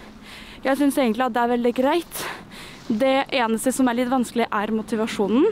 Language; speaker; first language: Norwegian; non-native, fluent; French